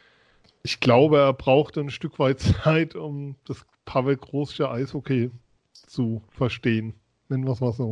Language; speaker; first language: German; native; German